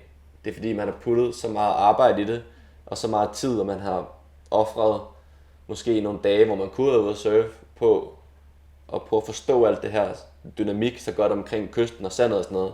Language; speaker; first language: Danish; native; Danish